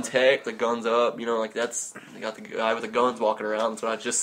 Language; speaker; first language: English; native; English